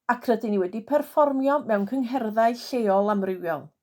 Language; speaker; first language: Welsh; non-native, fluent; English